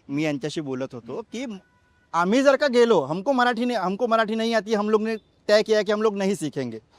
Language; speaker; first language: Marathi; native; Marathi